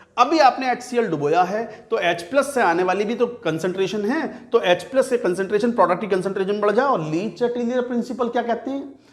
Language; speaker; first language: Hindi; native; Hindi